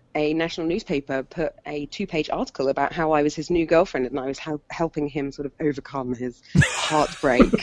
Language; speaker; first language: English; native; English